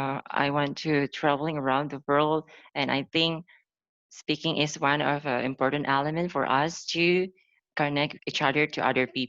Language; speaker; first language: English; non-native, learner; Indonesian